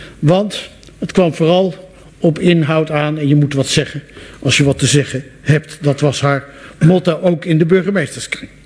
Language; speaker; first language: Dutch; native; Dutch